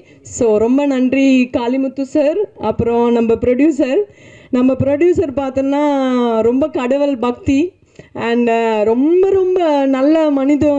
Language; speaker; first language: Tamil; non-native, fluent; Punjabi